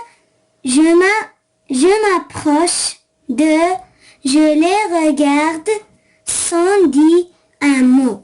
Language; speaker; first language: French; non-native, local second language; Arabic